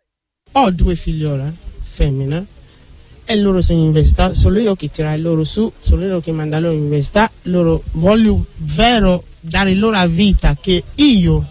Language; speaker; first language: Italian; non-native, learner; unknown